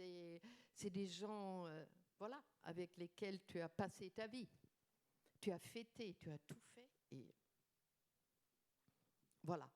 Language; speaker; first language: French; non-native, fluent; German